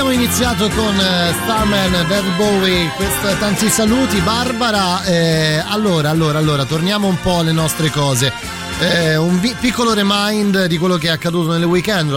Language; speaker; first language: Italian; native; Italian